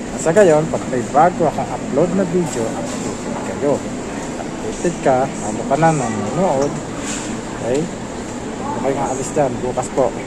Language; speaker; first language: Filipino; native; Filipino